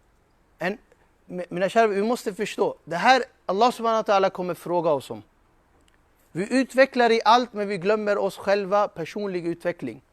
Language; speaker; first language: Swedish; non-native, fluent; Urdu